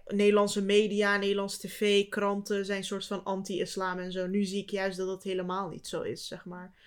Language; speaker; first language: Dutch; early bilingual, other home language; Turkish